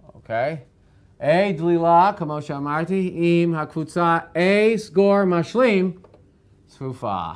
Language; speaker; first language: Hebrew; non-native, fluent; English